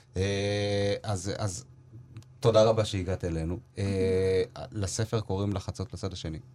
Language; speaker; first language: Hebrew; early bilingual, other home language; Amharic